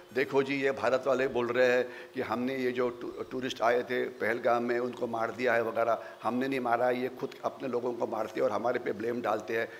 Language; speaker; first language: Hindi; non-native, local second language; Marathi